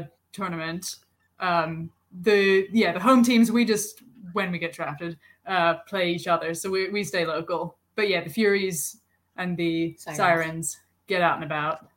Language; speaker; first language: English; non-native, local second language; Cantonese